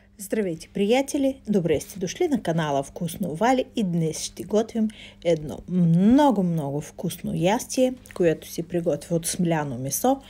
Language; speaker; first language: Bulgarian; non-native, fluent; Russian